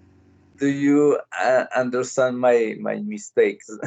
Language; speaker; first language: English; non-native, learner; Spanish